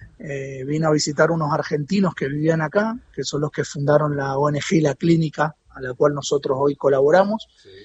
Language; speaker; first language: Spanish; native; Spanish